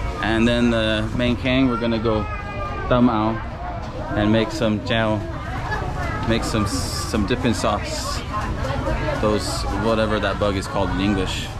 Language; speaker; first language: English; native; English